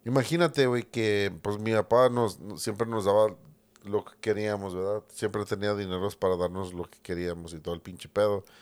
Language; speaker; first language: Spanish; early bilingual, heritage; Spanish